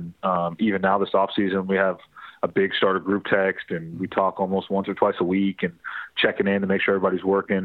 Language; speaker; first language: English; native; English